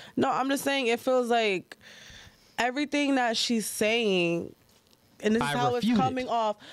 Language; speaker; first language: English; native; English